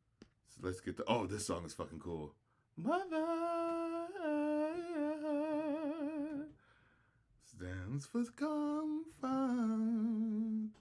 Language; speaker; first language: English; native; English